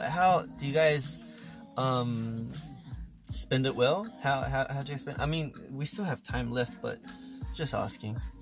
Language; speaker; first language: English; early bilingual, other home language; Korean